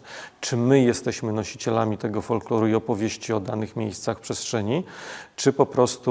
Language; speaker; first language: Polish; native; Polish